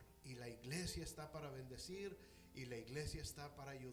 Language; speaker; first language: Spanish; native; Spanish